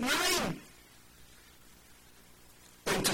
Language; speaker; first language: German; non-native, fluent; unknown